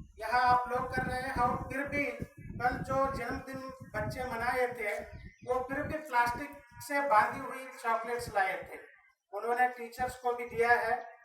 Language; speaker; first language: Hindi; non-native, local second language; Kannada